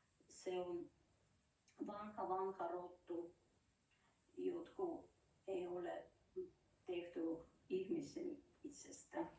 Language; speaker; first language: Finnish; non-native, learner; Russian